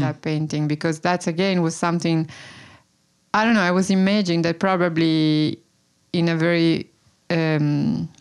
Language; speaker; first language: English; non-native, fluent; Italian